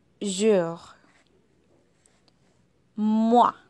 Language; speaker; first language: French; non-native, fluent; Spanish